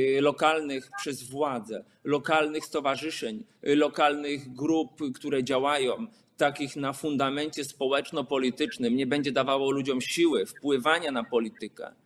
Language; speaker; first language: Polish; native; Polish